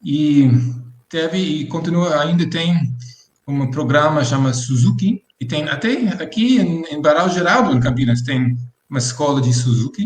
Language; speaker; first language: Portuguese; non-native, fluent; English